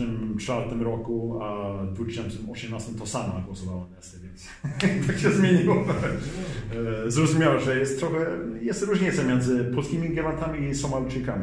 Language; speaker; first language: Polish; early bilingual, heritage; Swedish